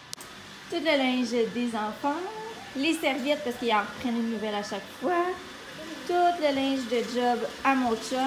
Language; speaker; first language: French; native; French